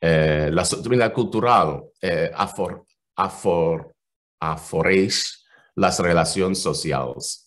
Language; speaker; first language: Catalan; non-native, fluent; English